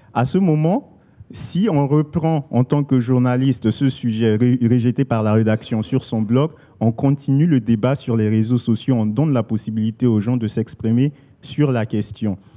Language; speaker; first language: French; non-native, local second language; Sango